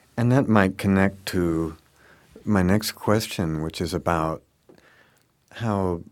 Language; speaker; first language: English; native; English